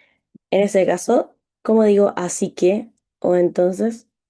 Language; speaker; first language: Spanish; non-native, fluent; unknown